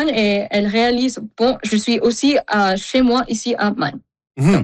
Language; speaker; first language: French; non-native, fluent; Filipino